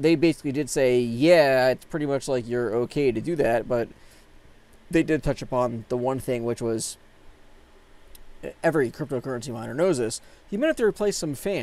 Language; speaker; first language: English; native; English